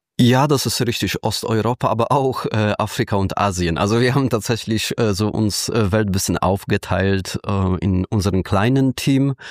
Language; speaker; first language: German; non-native, fluent; Polish